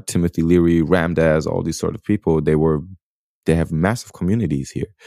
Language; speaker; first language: English; early bilingual, other home language; German